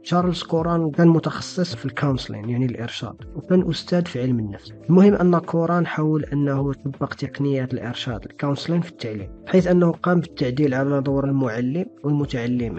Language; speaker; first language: Arabic; native; Arabic